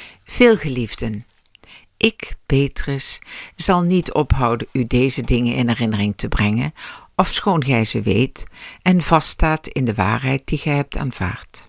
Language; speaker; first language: Dutch; native; Dutch